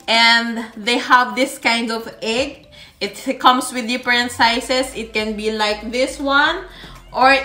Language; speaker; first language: English; non-native, local second language; Filipino